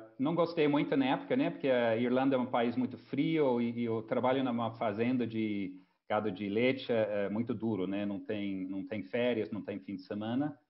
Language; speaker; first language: Portuguese; non-native, fluent; English